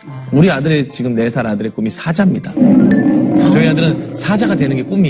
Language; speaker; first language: Korean; native; Korean